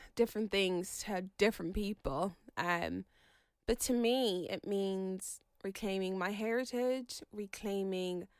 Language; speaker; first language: English; native; English